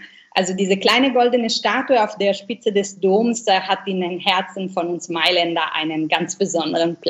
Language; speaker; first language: German; non-native, fluent; Italian